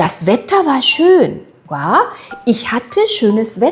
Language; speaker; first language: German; non-native, fluent; Korean